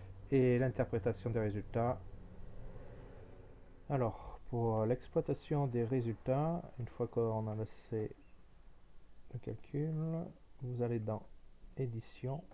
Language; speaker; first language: French; native; French